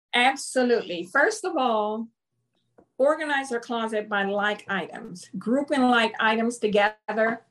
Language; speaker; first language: English; non-native, fluent; Spanish